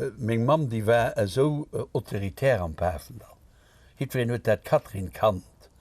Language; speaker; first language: Luxembourgish; native; Luxembourgish